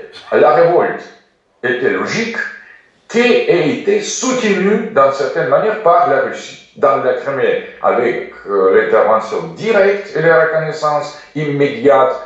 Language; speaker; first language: French; non-native, fluent; Russian